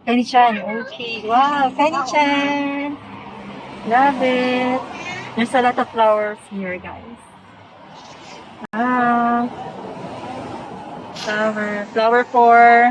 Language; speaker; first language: English; non-native, local second language; Filipino